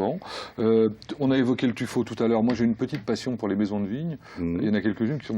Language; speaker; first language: French; native; French